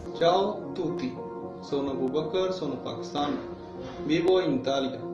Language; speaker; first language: Italian; non-native, learner; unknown